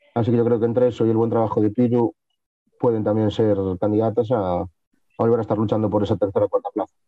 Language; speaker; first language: Spanish; native; Spanish